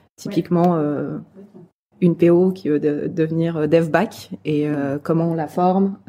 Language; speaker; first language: French; native; French